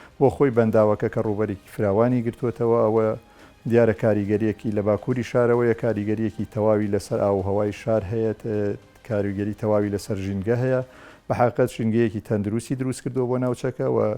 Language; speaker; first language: Central Kurdish; native; Central Kurdish